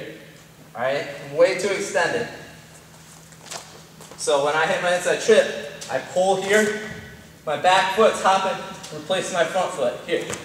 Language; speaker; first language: English; native; English